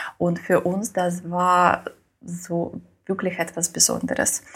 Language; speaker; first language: German; non-native, learner; Ukrainian